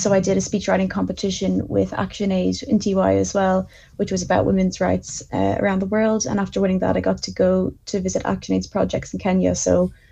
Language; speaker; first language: English; native; English